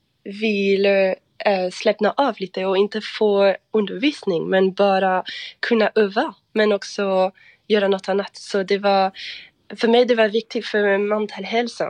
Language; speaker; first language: Swedish; non-native, fluent; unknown